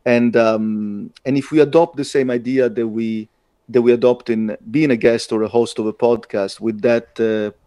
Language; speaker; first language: English; non-native, fluent; Italian